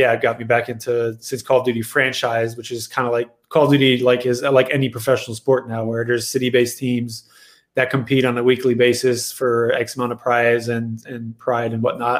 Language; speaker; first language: English; native; English